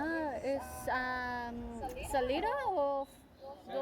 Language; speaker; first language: Spanish; non-native, learner; English